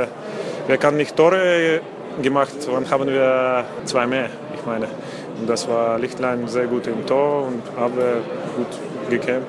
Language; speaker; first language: German; non-native, learner; Russian